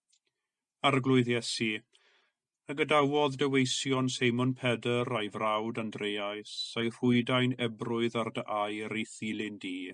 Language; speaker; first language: Welsh; native; Welsh